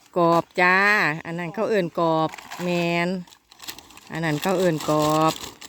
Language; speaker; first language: Thai; native; Thai